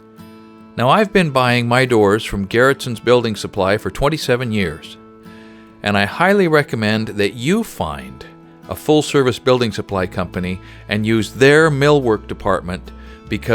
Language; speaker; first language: English; native; English